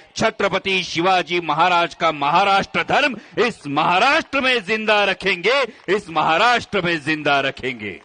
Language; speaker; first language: Hindi; non-native, local second language; Marathi